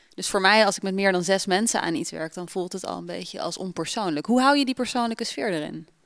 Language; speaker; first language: Dutch; native; Dutch